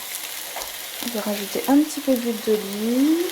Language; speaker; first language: French; native; French